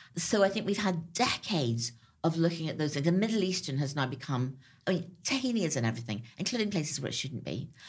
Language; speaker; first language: English; native; English